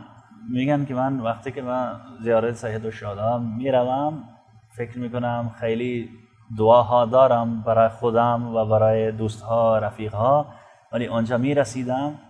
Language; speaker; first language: Persian; non-native, fluent; Urdu